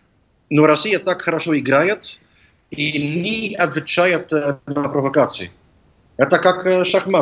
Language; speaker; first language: Russian; non-native, learner; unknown